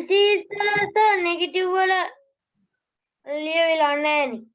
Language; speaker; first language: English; non-native, learner; Sinhala